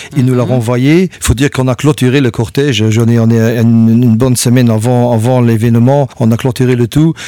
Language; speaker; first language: French; non-native, local second language; Luxembourgish